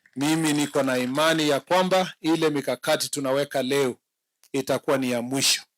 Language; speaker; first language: Swahili; non-native, local second language; Kalenjin